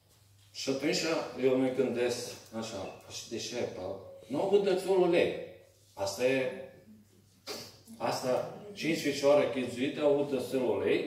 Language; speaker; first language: Romanian; non-native, learner; Serbian